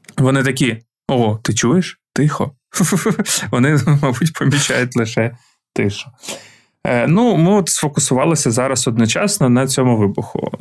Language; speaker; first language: Ukrainian; non-native, local second language; Russian